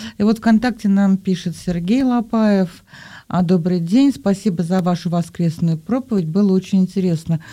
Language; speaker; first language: Russian; native; Russian